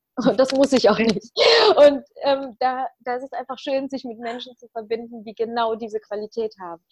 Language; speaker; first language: German; early bilingual, other home language; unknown